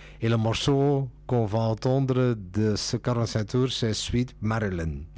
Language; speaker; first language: French; non-native, local second language; Dutch